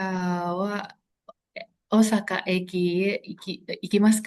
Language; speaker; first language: Japanese; non-native, learner; Indonesian